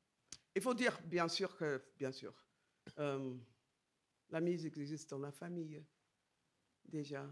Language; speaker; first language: French; non-native, fluent; English